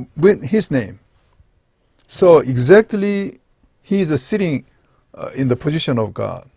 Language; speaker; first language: English; non-native, learner; Korean